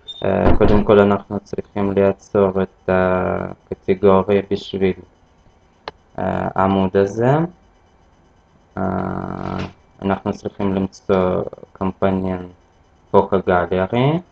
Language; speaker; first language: Hebrew; non-native, fluent; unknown